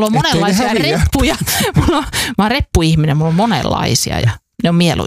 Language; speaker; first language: Finnish; native; Finnish